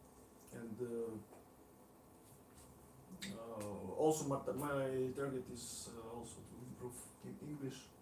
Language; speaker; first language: English; non-native, learner; Russian